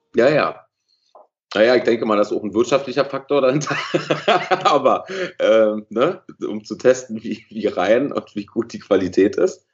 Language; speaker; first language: German; native; German